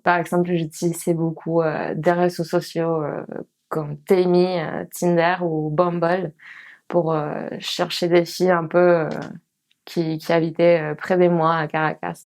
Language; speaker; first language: French; non-native, fluent; Spanish